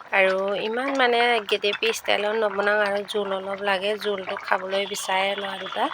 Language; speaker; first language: Assamese; native; Assamese